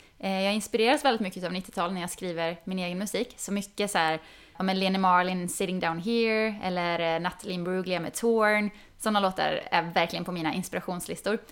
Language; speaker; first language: Swedish; native; Swedish